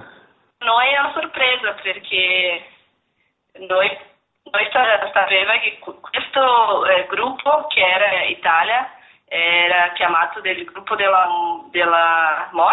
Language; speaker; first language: Italian; non-native, learner; Portuguese